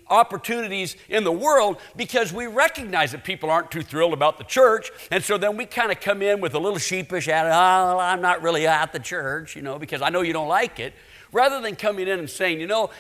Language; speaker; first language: English; native; English